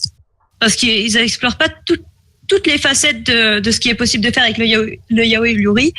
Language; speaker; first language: French; native; French